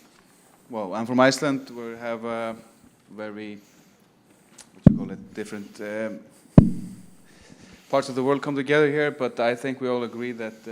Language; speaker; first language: English; non-native, fluent; Icelandic